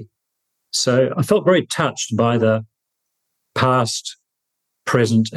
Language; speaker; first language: English; native; English